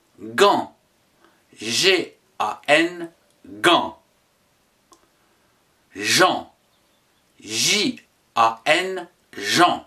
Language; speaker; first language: French; native; French